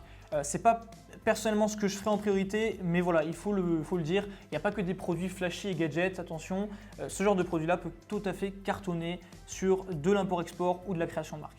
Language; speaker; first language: French; native; French